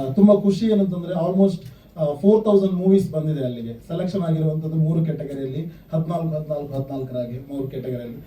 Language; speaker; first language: Kannada; non-native, local second language; Tulu